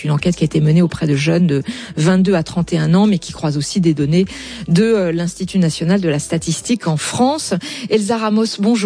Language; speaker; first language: French; native; French